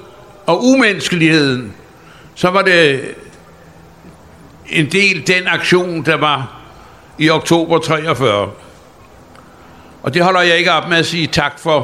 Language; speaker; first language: Danish; native; Danish